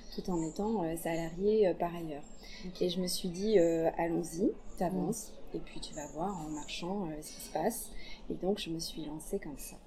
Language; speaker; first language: French; native; French